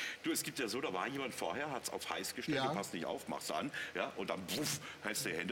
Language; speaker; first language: German; native; German